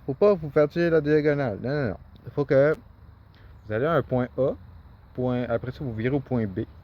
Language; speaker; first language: French; native; French